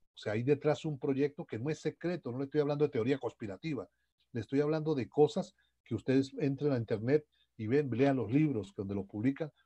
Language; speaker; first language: Spanish; native; Spanish